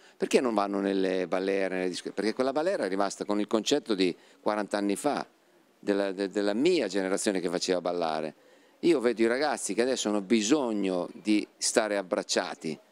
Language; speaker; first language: Italian; native; Italian